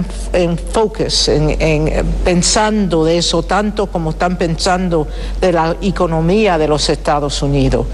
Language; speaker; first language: Spanish; early bilingual, heritage; Spanish